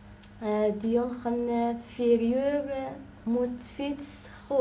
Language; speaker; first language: Dutch; non-native, learner; Arabic